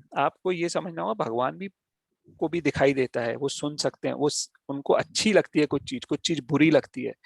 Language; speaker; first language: Hindi; native; Hindi